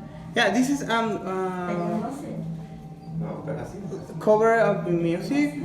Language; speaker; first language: English; non-native, learner; Spanish